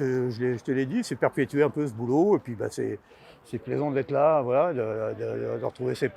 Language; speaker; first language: French; native; French